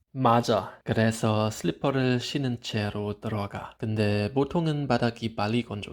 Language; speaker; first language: Korean; non-native, fluent; German